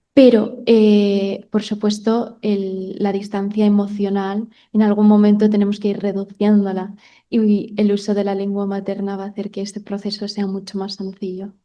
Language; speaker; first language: Spanish; native; Spanish